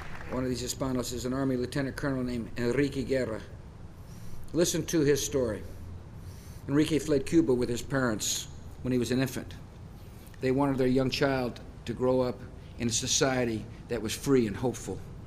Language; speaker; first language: English; native; English